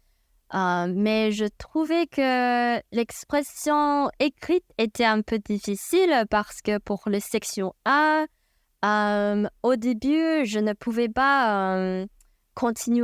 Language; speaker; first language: French; non-native, fluent; Chinese